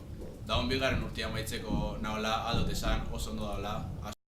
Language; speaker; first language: Basque; native; Basque